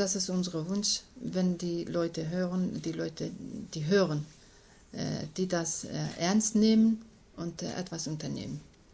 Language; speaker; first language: German; non-native, learner; Kurdish